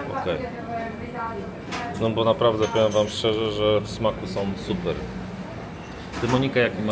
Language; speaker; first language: Polish; native; Polish